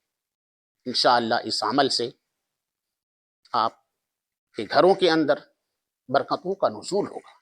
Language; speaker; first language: Urdu; native; Urdu